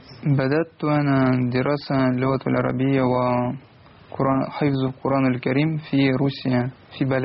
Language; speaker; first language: Arabic; non-native, learner; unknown